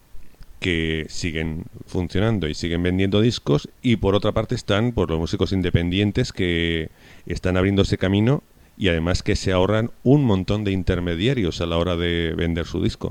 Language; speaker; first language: Spanish; native; Spanish